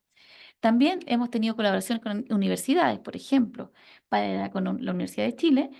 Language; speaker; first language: Spanish; native; Spanish